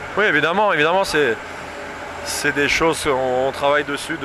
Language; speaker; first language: French; native; French